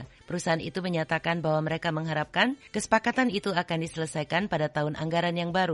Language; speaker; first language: Indonesian; native; Indonesian